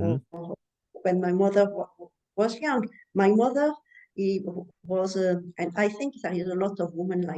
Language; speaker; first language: English; non-native, learner; French